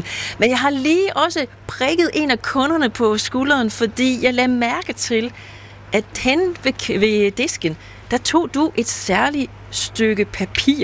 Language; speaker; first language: Danish; native; Danish